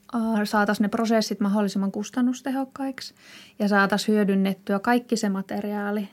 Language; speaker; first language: Finnish; native; Finnish